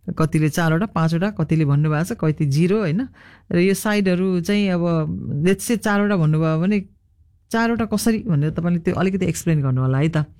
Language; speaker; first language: Nepali; native; Nepali